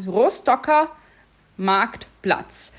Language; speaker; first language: German; non-native, fluent; Portuguese